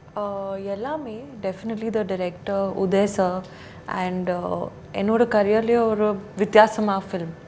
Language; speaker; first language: Tamil; non-native, local second language; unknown